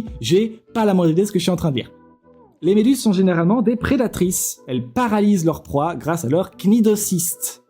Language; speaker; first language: French; native; French